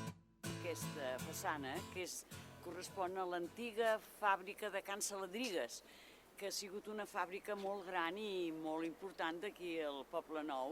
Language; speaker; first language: Catalan; native; Catalan